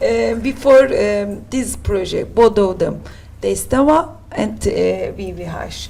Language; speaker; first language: English; non-native, learner; Turkish